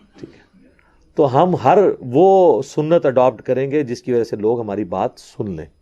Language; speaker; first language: Urdu; non-native, local second language; Punjabi